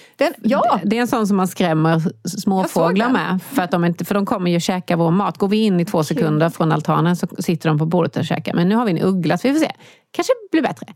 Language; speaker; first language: Swedish; native; Swedish